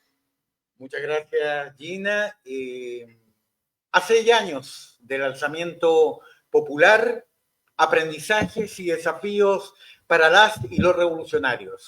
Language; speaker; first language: Spanish; native; Spanish